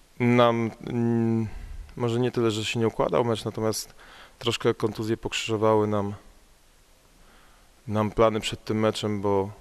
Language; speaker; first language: Polish; native; Polish